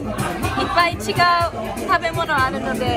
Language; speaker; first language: Japanese; early bilingual, heritage; English